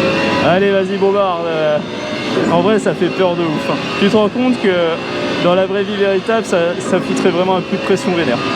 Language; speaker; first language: French; native; French